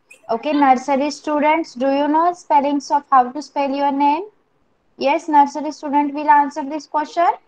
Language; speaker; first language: English; non-native, local second language; Marathi